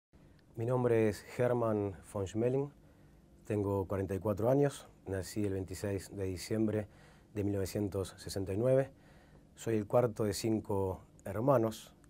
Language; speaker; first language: Spanish; native; Spanish